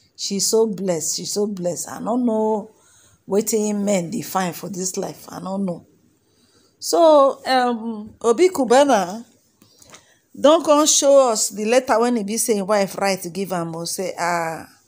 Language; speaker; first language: Nigerian Pidgin; native; Nigerian Pidgin